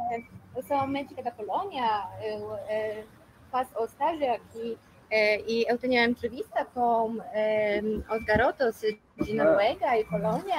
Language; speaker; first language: Portuguese; non-native, learner; Polish